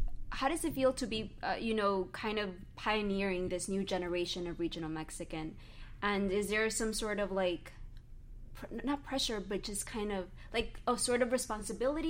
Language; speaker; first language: English; early bilingual, other home language; Spanish